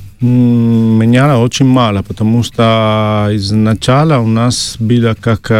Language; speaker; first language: Russian; non-native, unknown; Italian